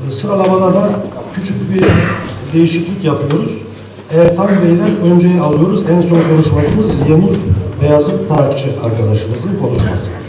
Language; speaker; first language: Turkish; non-native, local second language; Adyghe